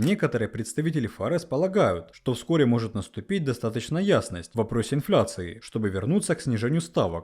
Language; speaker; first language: Russian; native; Russian